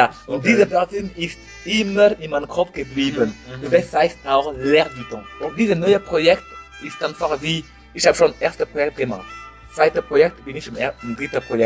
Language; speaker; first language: German; non-native, learner; French